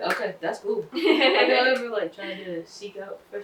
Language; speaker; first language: English; native; English